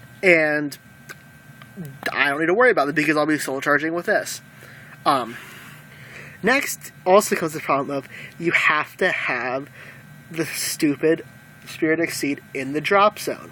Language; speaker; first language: English; native; English